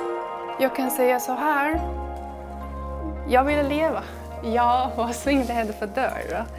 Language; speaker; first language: Swedish; non-native, fluent; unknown